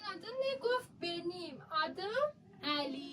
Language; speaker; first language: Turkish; non-native, learner; Persian